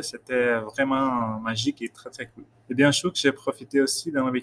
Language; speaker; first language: French; non-native, fluent; Portuguese